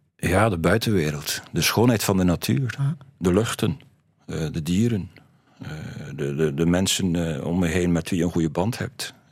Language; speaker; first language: Dutch; native; Dutch